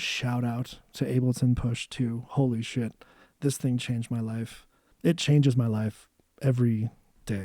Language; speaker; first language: English; native; English